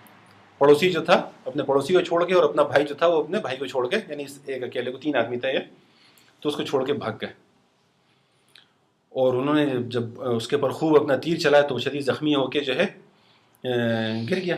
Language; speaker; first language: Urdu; non-native, fluent; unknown